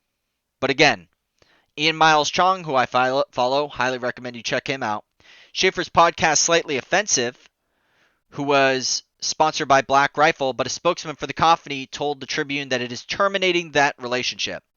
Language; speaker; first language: English; native; English